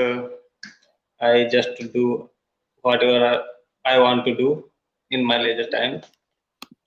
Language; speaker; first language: English; non-native, learner; Hindi